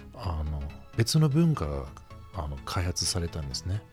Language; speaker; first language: Japanese; non-native, fluent; German